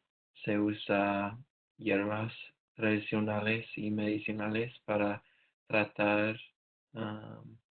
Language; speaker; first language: Spanish; non-native, learner; English